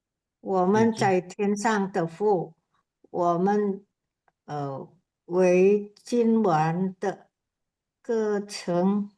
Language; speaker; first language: Chinese; non-native, learner; Indonesian